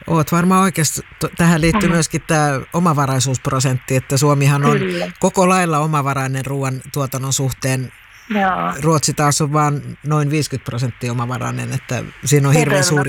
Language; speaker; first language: Finnish; native; Finnish